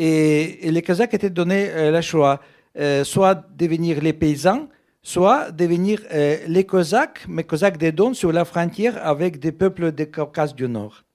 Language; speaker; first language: French; non-native, fluent; Russian